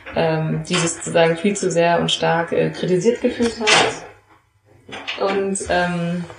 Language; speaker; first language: German; native; German